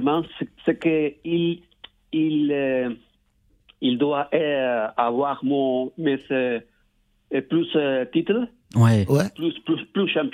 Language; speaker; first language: French; non-native, learner; Spanish